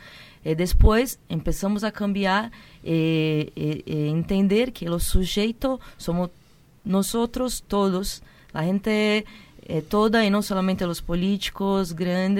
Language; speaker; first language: Spanish; non-native, learner; Portuguese